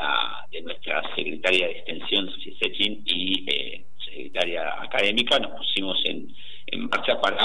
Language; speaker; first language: Spanish; native; Spanish